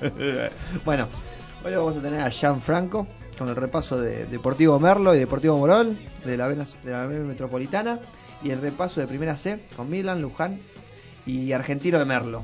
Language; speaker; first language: Spanish; native; Spanish